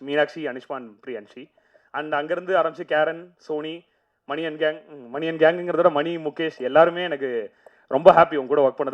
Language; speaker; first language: Tamil; native; Tamil